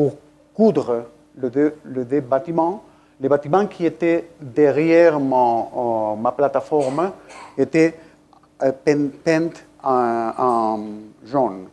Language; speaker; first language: French; non-native, fluent; Spanish